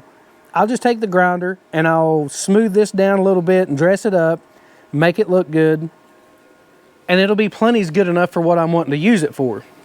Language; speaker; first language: English; native; English